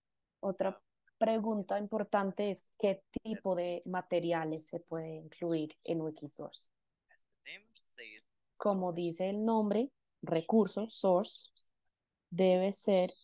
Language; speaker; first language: Spanish; non-native, fluent; Indonesian